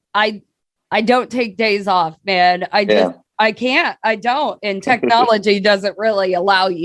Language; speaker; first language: English; native; English